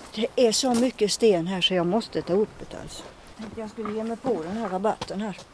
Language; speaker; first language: Swedish; native; Swedish